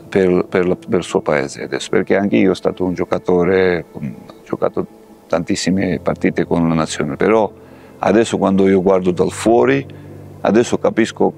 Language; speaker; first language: Italian; non-native, fluent; Georgian